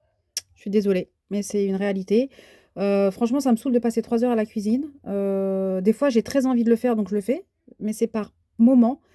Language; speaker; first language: French; native; French